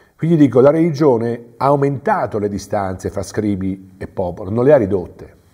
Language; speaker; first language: Italian; native; Italian